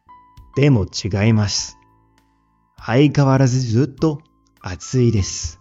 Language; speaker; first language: Japanese; non-native, fluent; French